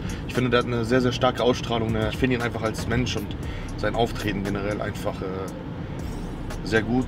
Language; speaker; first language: German; native; German